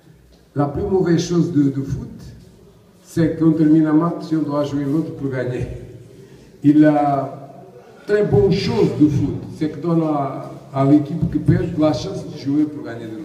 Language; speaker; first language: French; non-native, learner; Portuguese